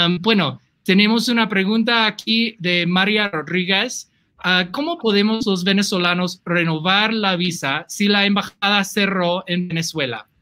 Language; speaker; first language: Spanish; non-native, fluent; English